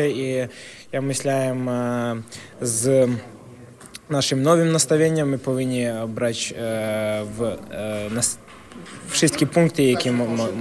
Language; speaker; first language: Polish; non-native, learner; Ukrainian